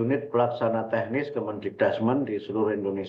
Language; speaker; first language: Indonesian; native; Indonesian